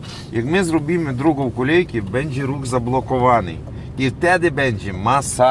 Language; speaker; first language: Polish; non-native, learner; Ukrainian